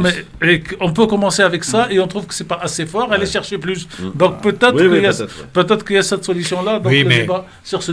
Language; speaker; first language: French; native; French